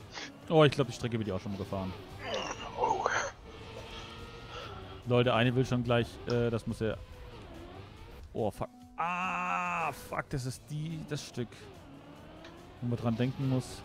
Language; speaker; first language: German; native; German